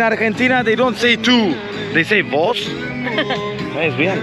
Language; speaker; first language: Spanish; non-native, learner; Swedish